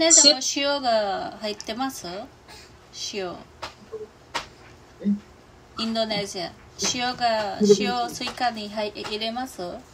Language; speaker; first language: Japanese; non-native, learner; Portuguese